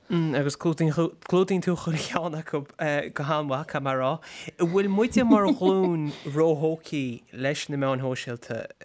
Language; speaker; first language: Irish; native; Irish